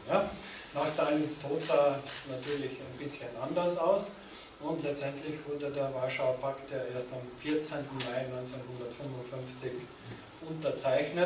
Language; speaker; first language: German; native; German